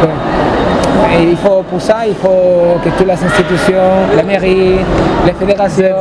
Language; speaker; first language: French; non-native, fluent; Spanish